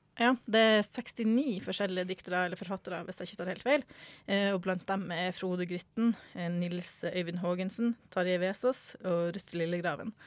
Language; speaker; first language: Norwegian; native; Norwegian